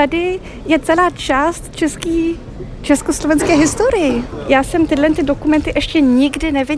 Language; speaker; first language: Czech; early bilingual, heritage; Czech